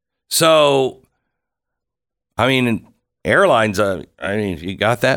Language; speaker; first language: English; native; English